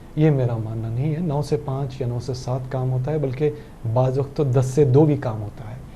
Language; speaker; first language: Hindi; non-native, local second language; Urdu